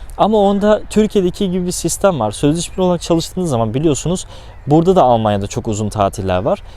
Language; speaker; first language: Turkish; early bilingual, heritage; Turkish